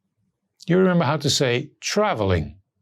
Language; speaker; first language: English; non-native, fluent; Dutch